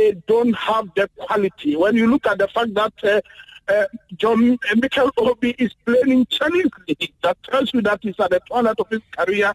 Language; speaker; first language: English; non-native, local second language; Akan